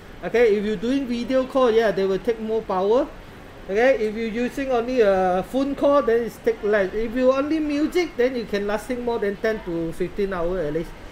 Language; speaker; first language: English; non-native, local second language; Chinese